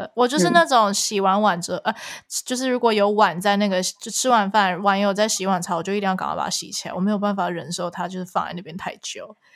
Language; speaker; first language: Chinese; early bilingual, heritage; Chinese